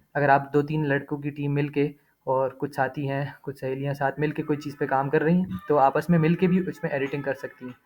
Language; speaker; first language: Urdu; native; Urdu